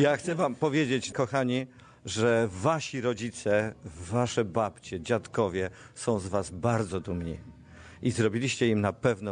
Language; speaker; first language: Polish; native; Polish